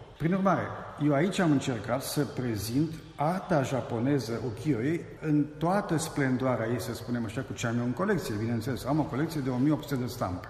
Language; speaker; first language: Romanian; native; Romanian